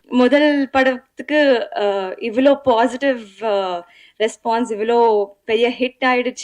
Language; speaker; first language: Tamil; non-native, learner; Telugu